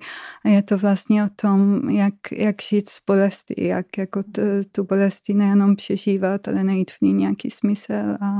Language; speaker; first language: Czech; non-native, fluent; Hebrew